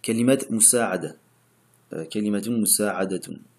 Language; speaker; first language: Arabic; non-native, fluent; French